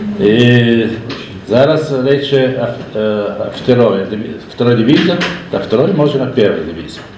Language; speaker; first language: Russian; non-native, learner; Italian